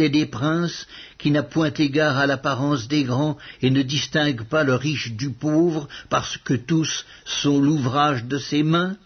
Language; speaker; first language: French; native; French